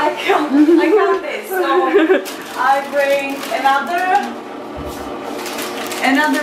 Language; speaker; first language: English; non-native, learner; Czech